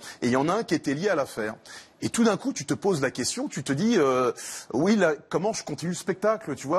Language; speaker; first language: French; native; French